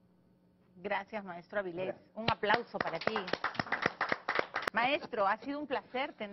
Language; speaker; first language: Spanish; native; Spanish